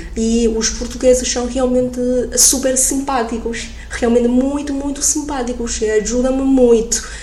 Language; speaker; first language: Portuguese; non-native, fluent; Chinese